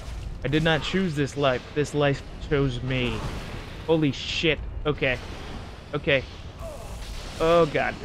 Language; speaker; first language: English; native; English